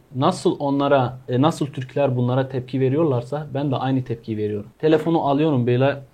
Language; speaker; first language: Turkish; non-native, fluent; Arabic